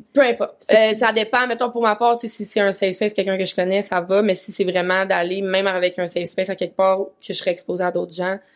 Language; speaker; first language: French; native; French